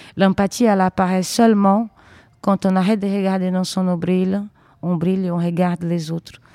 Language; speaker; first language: French; non-native, fluent; Portuguese